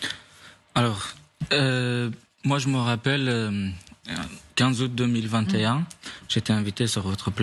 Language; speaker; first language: French; non-native, fluent; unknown